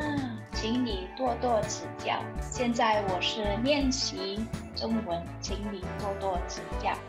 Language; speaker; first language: Chinese; non-native, learner; English